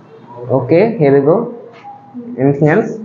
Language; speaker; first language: English; non-native, learner; Bangla